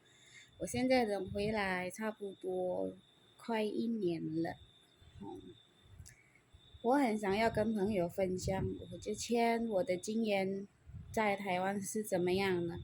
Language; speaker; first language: Chinese; non-native, fluent; Indonesian